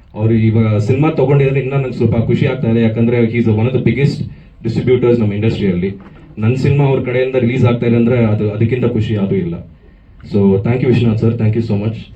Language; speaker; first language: Kannada; native; Kannada